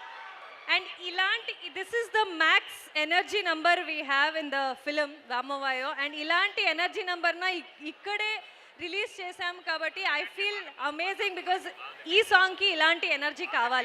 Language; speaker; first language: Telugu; non-native, local second language; Kannada